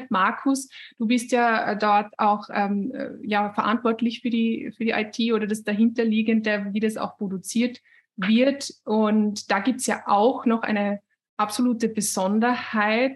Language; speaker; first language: German; native; German